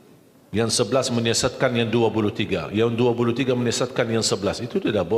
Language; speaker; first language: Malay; non-native, fluent; Arabic